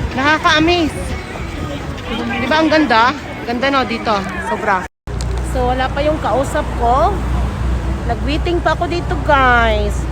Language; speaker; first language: Filipino; native; Filipino